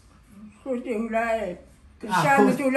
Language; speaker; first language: Hebrew; non-native, learner; Aramaic